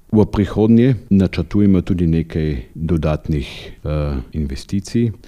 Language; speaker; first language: Slovenian; native; Slovenian